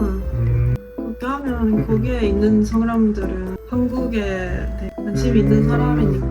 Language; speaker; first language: Korean; non-native, fluent; Japanese